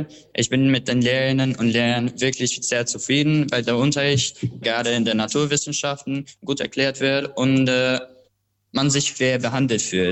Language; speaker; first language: German; non-native, fluent; Albanian